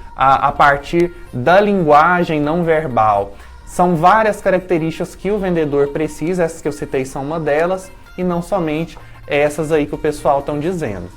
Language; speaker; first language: Portuguese; native; Portuguese